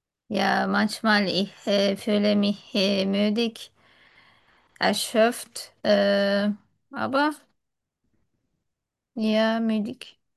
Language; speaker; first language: German; non-native, fluent; Turkish